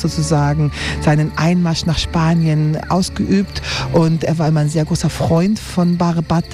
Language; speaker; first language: German; native; German